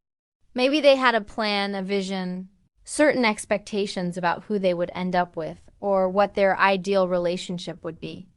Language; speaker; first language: English; native; English